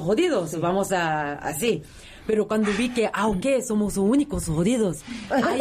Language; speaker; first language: Spanish; non-native, fluent; Korean